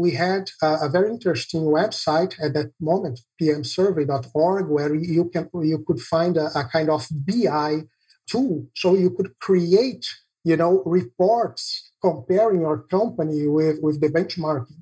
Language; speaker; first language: English; non-native, fluent; Portuguese